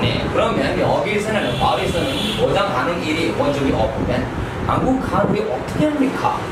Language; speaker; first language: Korean; non-native, fluent; Nepali